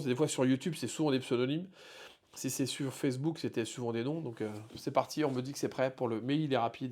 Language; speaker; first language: French; native; French